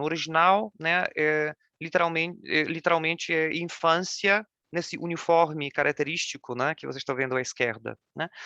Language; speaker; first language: Portuguese; non-native, fluent; Polish